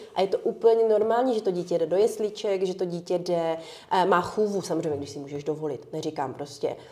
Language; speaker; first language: Czech; early bilingual, other home language; Ukrainian